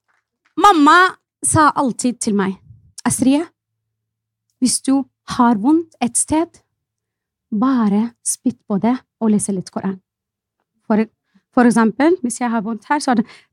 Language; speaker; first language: Norwegian; non-native, fluent; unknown